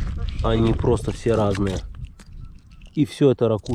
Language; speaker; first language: Russian; native; Russian